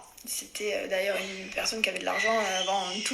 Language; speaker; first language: French; native; French